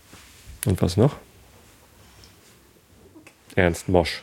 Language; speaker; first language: German; native; German